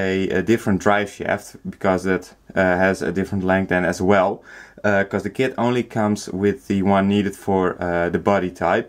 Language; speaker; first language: English; non-native, fluent; Dutch